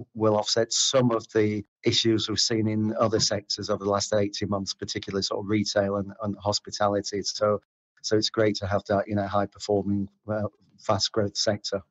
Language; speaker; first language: English; native; English